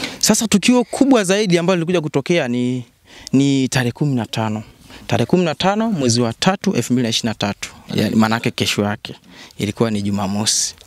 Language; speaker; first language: Swahili; non-native, local second language; Masai